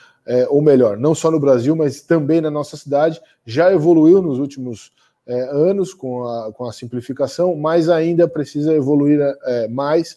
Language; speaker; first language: Portuguese; native; Portuguese